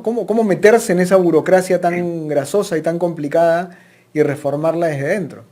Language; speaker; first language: Spanish; native; Spanish